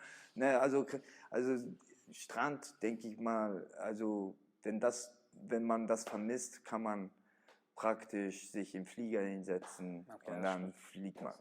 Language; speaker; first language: German; early bilingual, other home language; Italian